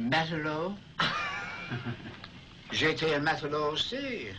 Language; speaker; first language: French; non-native, learner; English